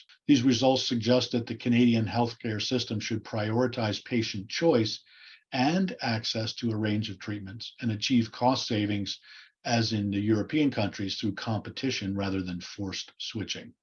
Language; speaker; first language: English; native; English